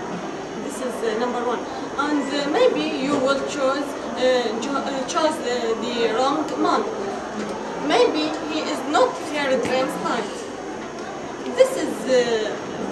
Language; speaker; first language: English; non-native, learner; Arabic